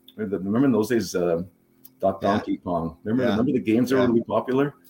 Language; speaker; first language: English; non-native, fluent; German